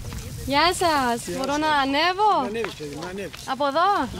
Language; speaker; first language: Greek; non-native, fluent; German